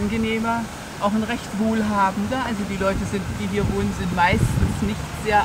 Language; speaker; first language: German; native; German